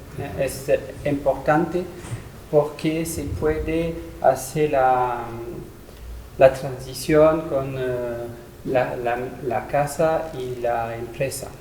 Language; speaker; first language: Spanish; non-native, learner; French